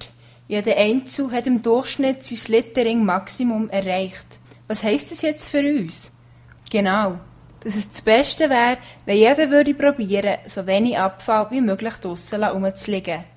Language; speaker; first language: German; native; German